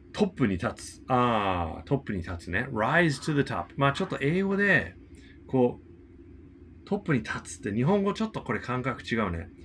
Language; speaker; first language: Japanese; non-native, fluent; English